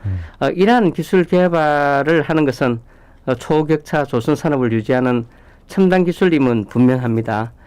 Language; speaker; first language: Korean; native; Korean